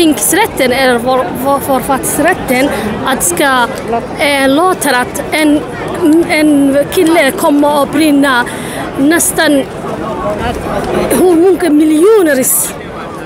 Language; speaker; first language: Swedish; non-native, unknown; Arabic